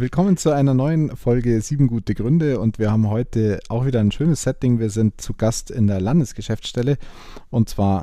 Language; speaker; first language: German; native; German